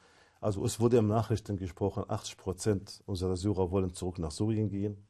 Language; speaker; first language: German; non-native, fluent; Arabic